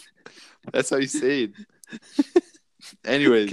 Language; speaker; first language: English; non-native, fluent; German